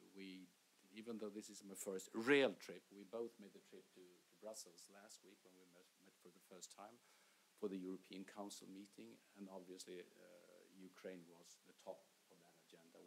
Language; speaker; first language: English; non-native, fluent; Swedish